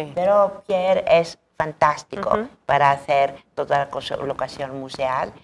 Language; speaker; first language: Spanish; non-native, fluent; Greek